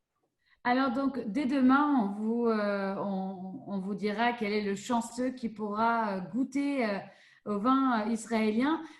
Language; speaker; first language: French; native; French